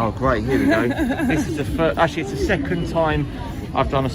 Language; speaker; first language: English; native; English